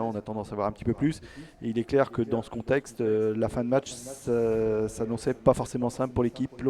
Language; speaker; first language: French; native; French